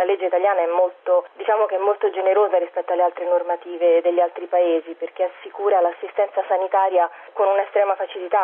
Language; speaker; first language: Italian; native; Italian